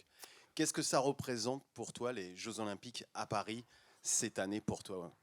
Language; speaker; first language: French; non-native, learner; Serbian